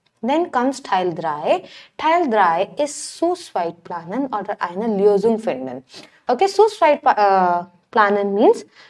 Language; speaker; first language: German; non-native, fluent; Hindi